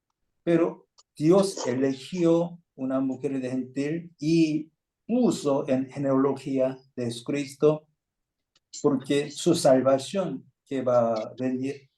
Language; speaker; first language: Spanish; non-native, fluent; Korean